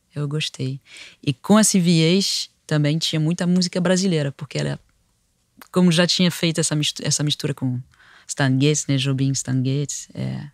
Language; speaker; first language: Portuguese; non-native, fluent; French